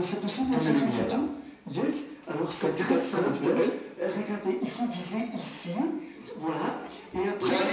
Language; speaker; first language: French; non-native, learner; Turkish